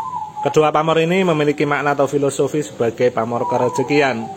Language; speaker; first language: Indonesian; non-native, local second language; Javanese